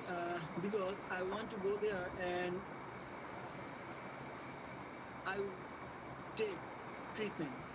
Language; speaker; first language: English; non-native, learner; Bangla